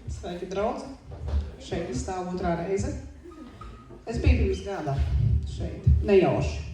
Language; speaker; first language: Latvian; non-native, local second language; Russian